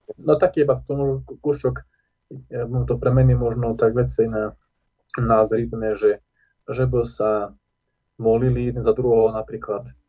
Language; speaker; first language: Slovak; non-native, local second language; Rusyn